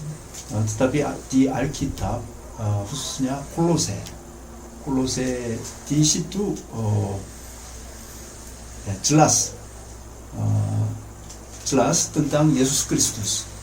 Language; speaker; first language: Indonesian; non-native, fluent; Korean